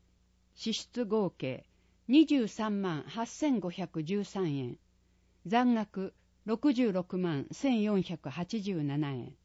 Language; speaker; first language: Japanese; native; Japanese